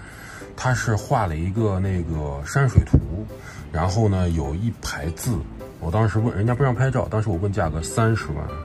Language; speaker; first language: Chinese; native; Chinese